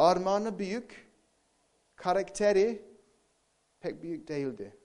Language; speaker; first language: Turkish; non-native, fluent; English